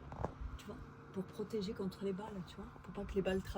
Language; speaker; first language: French; native; French